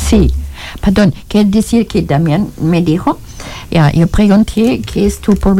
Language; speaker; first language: Spanish; non-native, learner; German